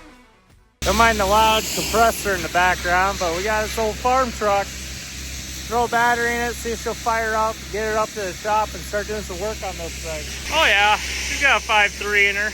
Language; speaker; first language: English; native; English